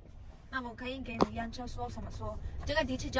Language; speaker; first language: Chinese; non-native, learner; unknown